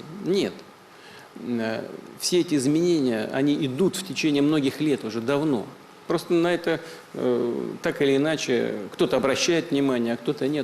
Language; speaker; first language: Russian; native; Russian